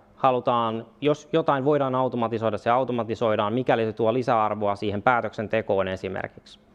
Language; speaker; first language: Finnish; native; Finnish